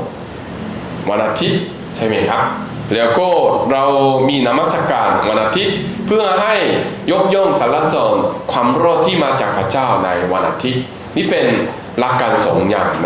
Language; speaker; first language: Thai; non-native, fluent; Korean